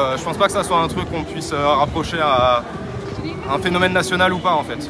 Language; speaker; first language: French; native; French